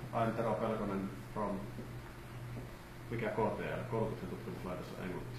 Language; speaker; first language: Finnish; native; Finnish